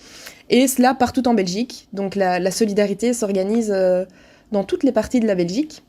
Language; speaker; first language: French; native; French